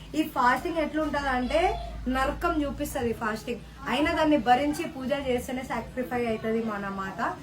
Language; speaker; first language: Telugu; non-native, local second language; Hindi